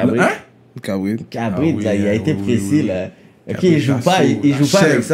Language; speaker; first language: French; native; French